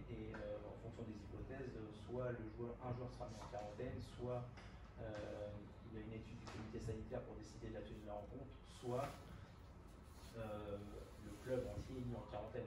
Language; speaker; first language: French; native; French